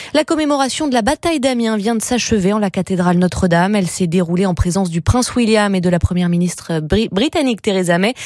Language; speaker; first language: French; native; French